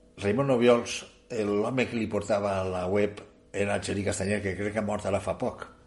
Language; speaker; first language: Catalan; native; Catalan